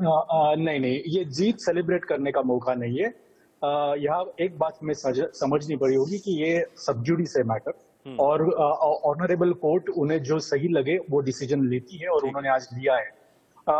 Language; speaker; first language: Hindi; native; Hindi